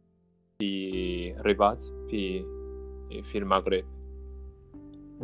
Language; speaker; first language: Arabic; non-native, learner; Japanese